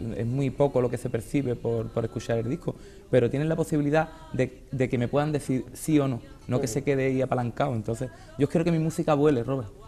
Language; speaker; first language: Spanish; native; Spanish